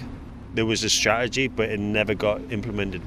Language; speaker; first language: English; native; English